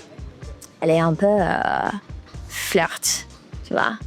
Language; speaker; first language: French; early bilingual, heritage; French